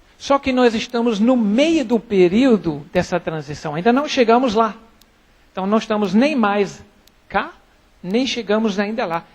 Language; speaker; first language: Portuguese; non-native, fluent; German